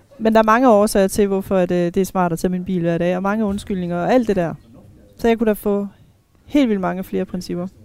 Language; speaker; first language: Danish; native; Danish